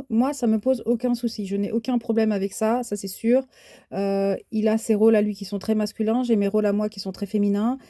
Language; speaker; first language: French; native; French